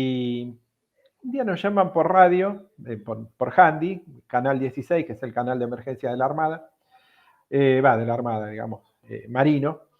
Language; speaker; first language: Spanish; native; Spanish